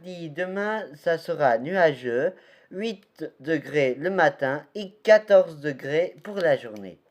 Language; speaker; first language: French; non-native, learner; Portuguese